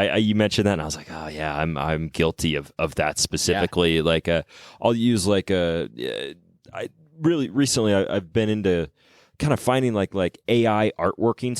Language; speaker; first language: English; native; English